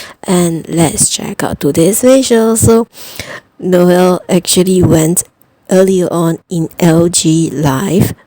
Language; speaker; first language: English; non-native, fluent; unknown